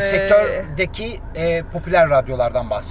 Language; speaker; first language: Turkish; native; Turkish